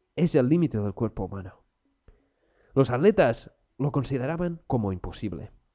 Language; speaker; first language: Spanish; non-native, local second language; Catalan